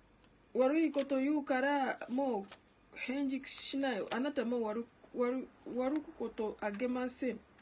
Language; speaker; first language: Japanese; non-native, learner; Ganda